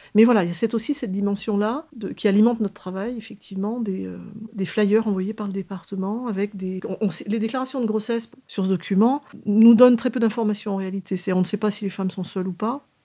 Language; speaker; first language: French; native; French